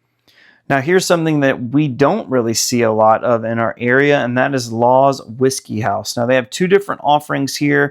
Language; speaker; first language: English; native; English